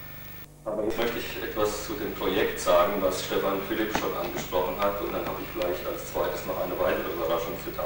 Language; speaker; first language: German; native; German